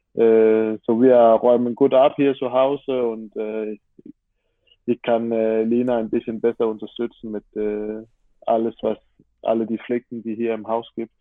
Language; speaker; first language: German; non-native, fluent; Danish